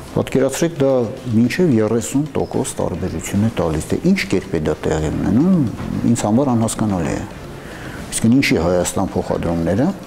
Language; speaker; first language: Armenian; native; Armenian